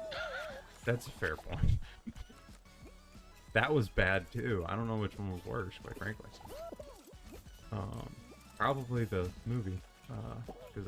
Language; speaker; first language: English; native; English